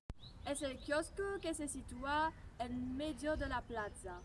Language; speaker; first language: Spanish; non-native, learner; French